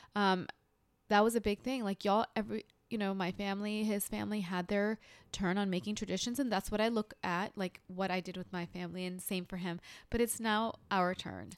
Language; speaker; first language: English; early bilingual, other home language; Hindi